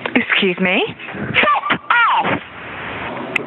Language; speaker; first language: English; native; English